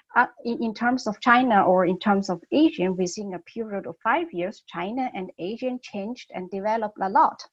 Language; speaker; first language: English; non-native, fluent; Chinese